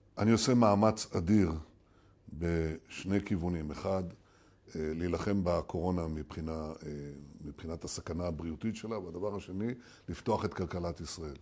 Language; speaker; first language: Hebrew; native; Hebrew